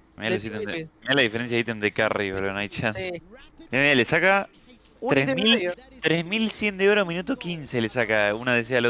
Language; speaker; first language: Spanish; native; Spanish